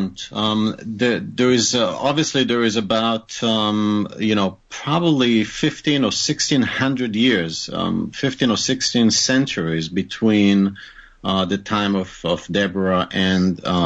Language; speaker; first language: English; non-native, fluent; Hebrew